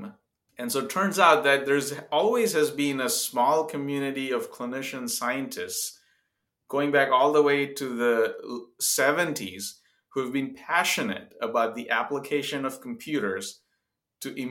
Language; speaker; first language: English; non-native, local second language; Gujarati